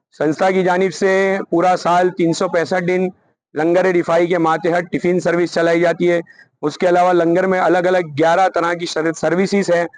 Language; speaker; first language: Hindi; non-native, local second language; Gujarati